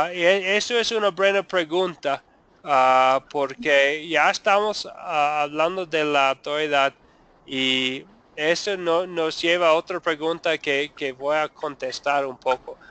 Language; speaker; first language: Spanish; non-native, fluent; English